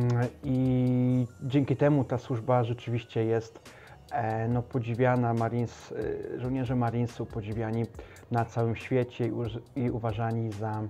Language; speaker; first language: Polish; native; Polish